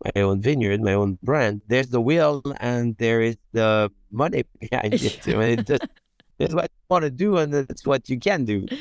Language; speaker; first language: English; non-native, fluent; French